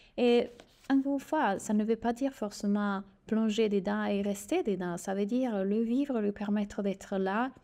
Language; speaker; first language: French; native; French